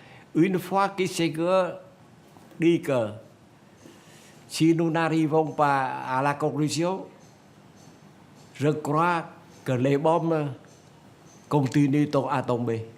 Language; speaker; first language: French; non-native, fluent; Vietnamese